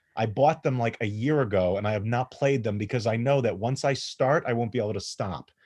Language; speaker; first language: English; native; English